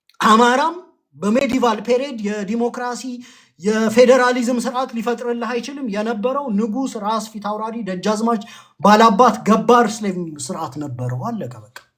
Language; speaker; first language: Amharic; native; Amharic